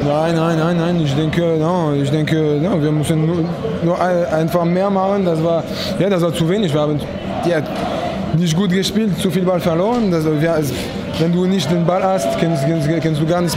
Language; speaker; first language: German; non-native, fluent; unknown